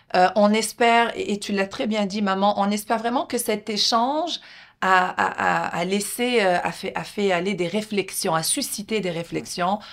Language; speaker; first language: French; native; French